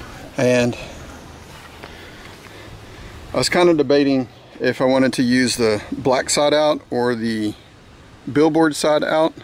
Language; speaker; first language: English; native; English